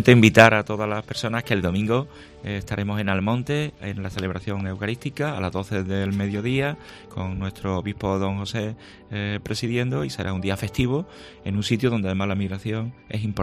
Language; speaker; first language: Spanish; native; Spanish